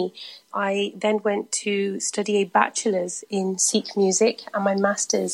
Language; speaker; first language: English; native; English